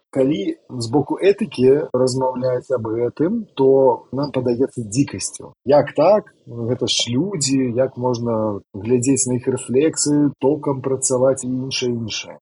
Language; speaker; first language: Belarusian; non-native, local second language; Russian